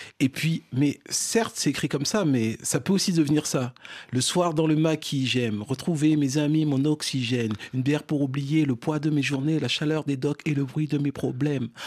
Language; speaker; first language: French; early bilingual, other home language; Fon